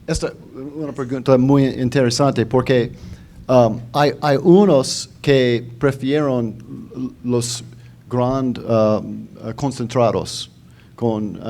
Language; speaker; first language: Spanish; non-native, fluent; English